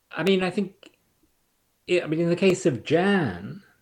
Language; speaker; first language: English; native; English